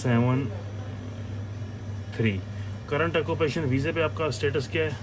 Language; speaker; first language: Urdu; non-native, local second language; Punjabi